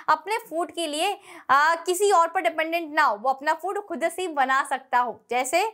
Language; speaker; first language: Hindi; native; Hindi